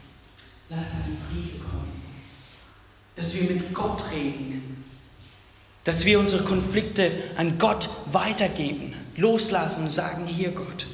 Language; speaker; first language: German; non-native, fluent; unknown